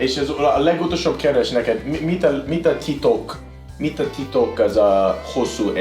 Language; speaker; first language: Hungarian; non-native, learner; English